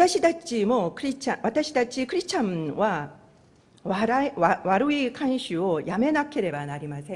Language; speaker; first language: Japanese; non-native, fluent; Korean